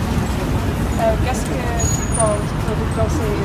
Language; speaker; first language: French; non-native, learner; Dutch